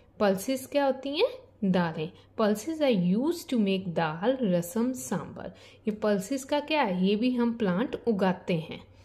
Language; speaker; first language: Hindi; native; Hindi